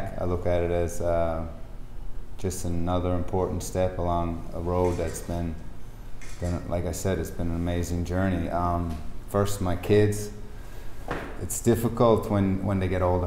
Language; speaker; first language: English; native; English